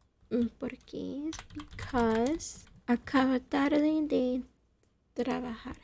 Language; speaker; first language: Spanish; non-native, fluent; English